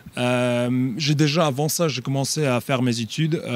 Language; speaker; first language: French; non-native, fluent; English